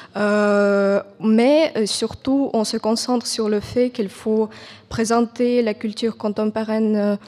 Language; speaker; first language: French; non-native, fluent; Ukrainian